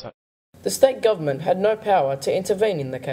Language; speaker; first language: English; native; English